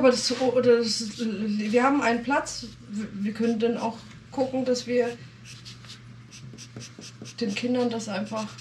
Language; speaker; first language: German; native; German